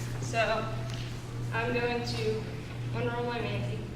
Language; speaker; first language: English; native; English